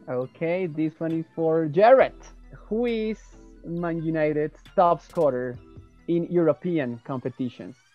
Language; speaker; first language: English; non-native, fluent; Spanish